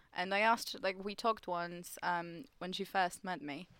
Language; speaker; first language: English; non-native, fluent; Polish